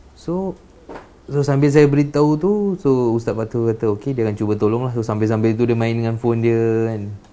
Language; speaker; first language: Malay; non-native, local second language; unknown